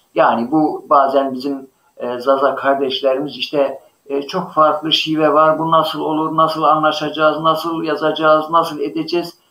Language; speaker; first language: Turkish; non-native, local second language; Zaza